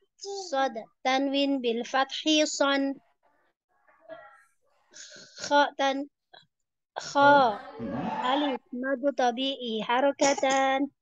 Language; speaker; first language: Arabic; non-native, learner; Indonesian